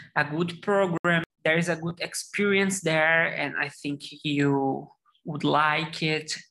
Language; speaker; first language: English; non-native, learner; Portuguese